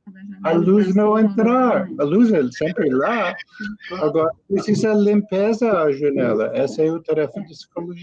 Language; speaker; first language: Portuguese; non-native, learner; English